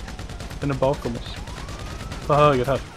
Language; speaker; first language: Swedish; native; Swedish